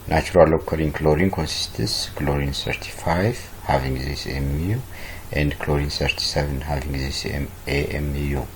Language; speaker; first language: English; non-native, local second language; Amharic